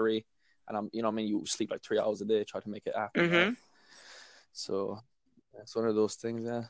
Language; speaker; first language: English; native; English